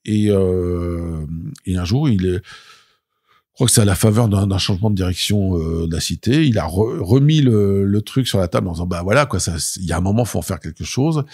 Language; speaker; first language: French; native; French